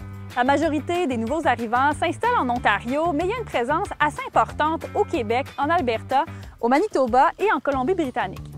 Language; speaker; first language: French; native; French